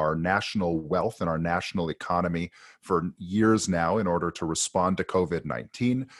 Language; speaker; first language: English; native; English